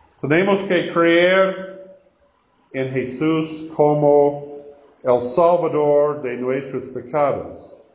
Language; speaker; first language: Spanish; non-native, learner; English